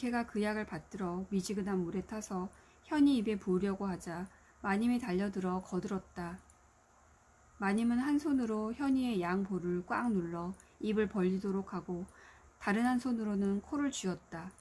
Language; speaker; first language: Korean; native; Korean